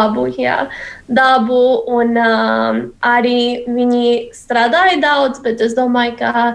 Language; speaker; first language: Latvian; non-native, learner; Spanish